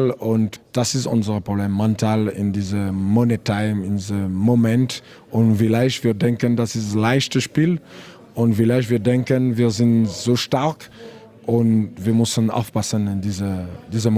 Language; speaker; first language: German; non-native, learner; French